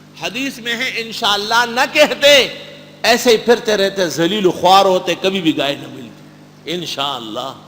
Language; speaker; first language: Urdu; non-native, local second language; Pashto